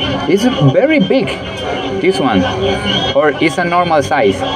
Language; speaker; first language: English; non-native, learner; Spanish